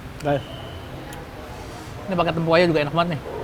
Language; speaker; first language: Indonesian; native; Indonesian